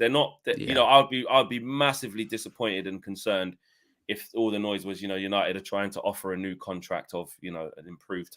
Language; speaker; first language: English; native; English